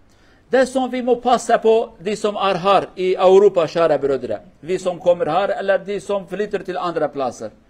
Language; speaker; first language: Norwegian; non-native, learner; Kurdish